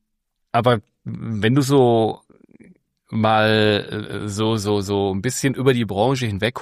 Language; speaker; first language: German; native; German